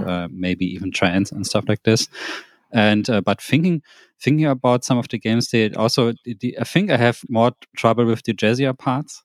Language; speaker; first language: English; non-native, fluent; German